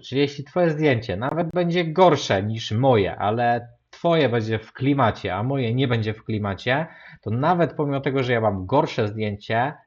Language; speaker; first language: Polish; native; Polish